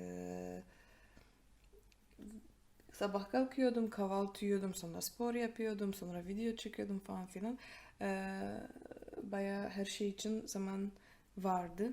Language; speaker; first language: Turkish; non-native, fluent; Polish